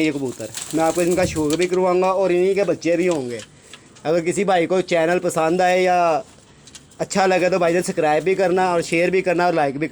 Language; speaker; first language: Hindi; non-native, local second language; Punjabi